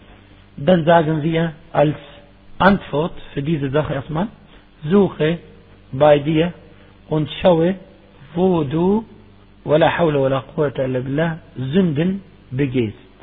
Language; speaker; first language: German; non-native, fluent; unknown